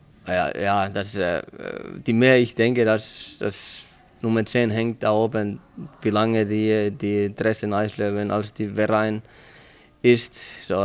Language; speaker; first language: German; non-native, learner; Finnish